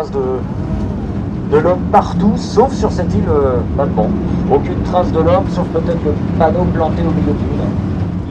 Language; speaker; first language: French; native; French